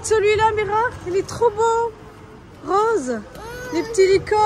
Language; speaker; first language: French; native; French